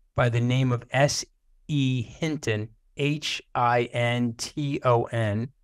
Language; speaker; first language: English; native; English